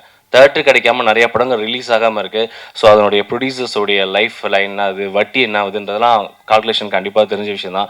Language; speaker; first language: Tamil; native; Tamil